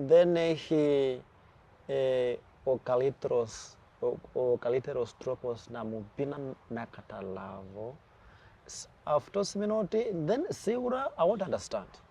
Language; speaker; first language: Greek; non-native, fluent; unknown